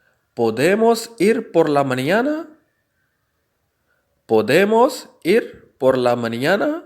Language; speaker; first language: Spanish; non-native, fluent; Urdu